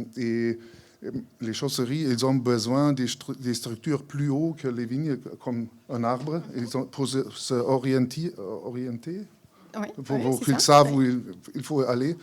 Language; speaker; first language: French; non-native, fluent; German